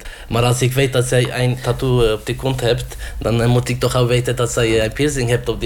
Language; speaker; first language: Dutch; non-native, learner; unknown